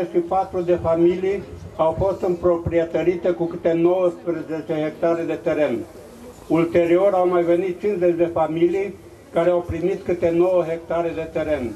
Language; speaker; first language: Romanian; native; Romanian